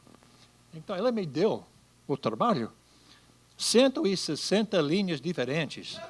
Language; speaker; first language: Portuguese; non-native, fluent; English